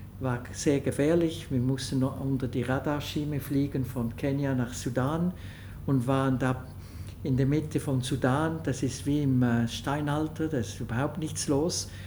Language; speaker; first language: German; non-native, local second language; French